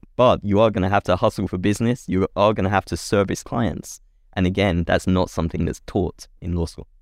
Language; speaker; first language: English; native; English